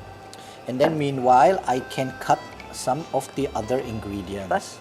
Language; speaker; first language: English; non-native, fluent; Indonesian